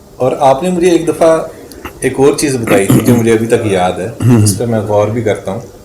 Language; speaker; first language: Urdu; native; Urdu